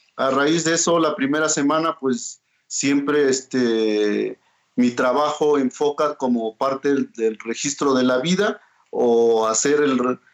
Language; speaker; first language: Spanish; non-native, local second language; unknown